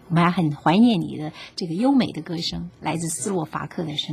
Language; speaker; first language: Chinese; native; Chinese